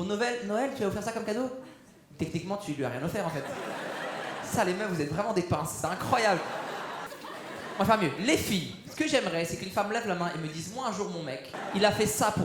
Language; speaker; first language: French; native; French